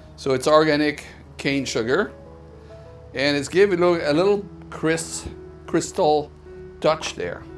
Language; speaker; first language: English; non-native, fluent; French